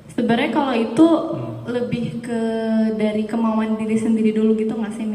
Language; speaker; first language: Indonesian; native; Indonesian